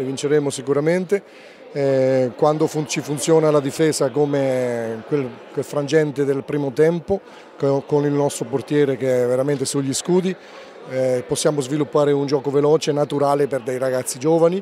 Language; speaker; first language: Italian; native; Italian